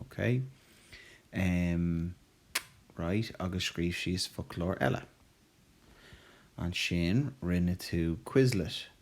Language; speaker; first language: Irish; non-native, local second language; English